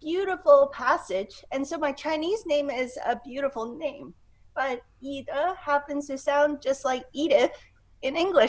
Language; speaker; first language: English; non-native, local second language; Cantonese